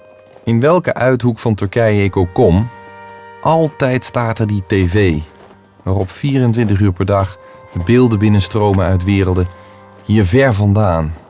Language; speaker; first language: Dutch; native; Dutch